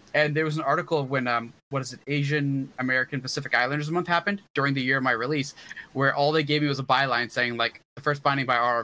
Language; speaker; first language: English; early bilingual, other home language; Hindi